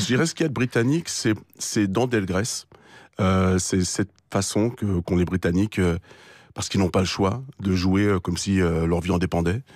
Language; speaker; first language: French; native; French